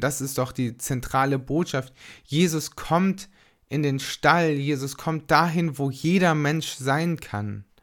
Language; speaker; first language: German; native; German